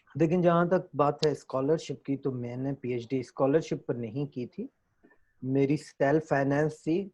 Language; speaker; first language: Urdu; non-native, local second language; Sindhi